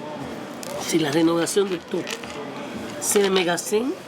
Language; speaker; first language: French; non-native, learner; Spanish